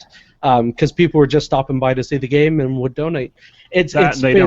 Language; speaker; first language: English; native; English